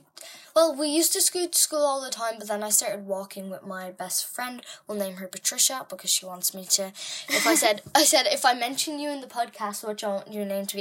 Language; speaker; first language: English; native; English